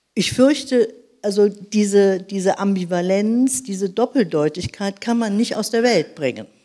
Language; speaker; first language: German; native; German